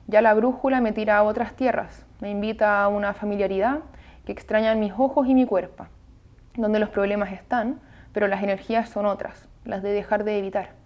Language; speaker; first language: Spanish; native; Spanish